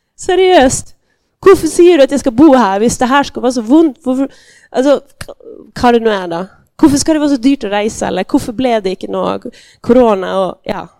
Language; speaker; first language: Swedish; native; Swedish